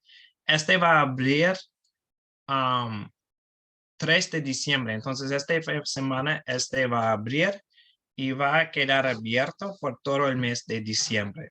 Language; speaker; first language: Spanish; non-native, learner; English